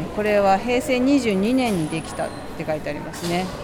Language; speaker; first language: Japanese; native; Japanese